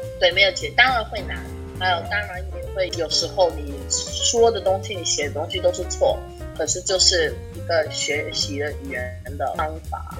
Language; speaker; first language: Chinese; early bilingual, heritage; English